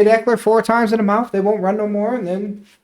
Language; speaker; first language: English; native; English